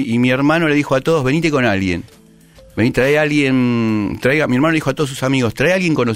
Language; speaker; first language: Spanish; native; Spanish